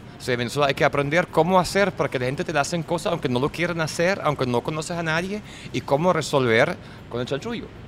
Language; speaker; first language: Spanish; non-native, fluent; German